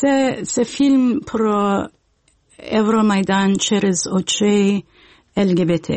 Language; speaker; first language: Ukrainian; early bilingual, heritage; Ukrainian